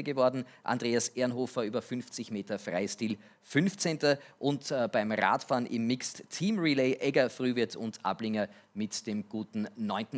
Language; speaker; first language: German; native; German